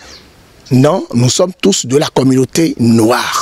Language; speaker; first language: French; non-native, local second language; Fon